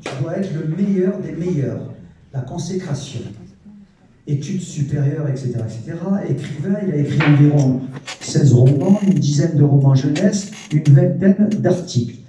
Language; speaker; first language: French; native; French